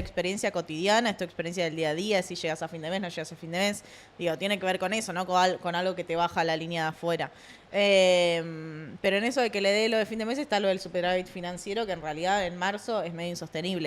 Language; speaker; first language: Spanish; native; Spanish